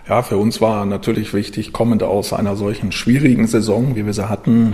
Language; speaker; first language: German; native; German